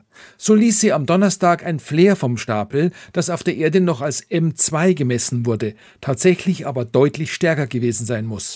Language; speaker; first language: German; native; German